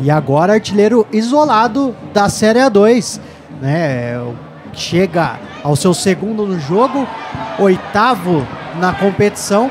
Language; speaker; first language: Portuguese; native; Portuguese